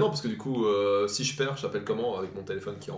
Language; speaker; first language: French; native; French